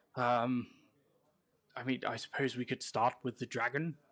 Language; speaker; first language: English; native; English